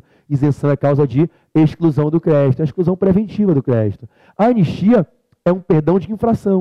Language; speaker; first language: Portuguese; native; Portuguese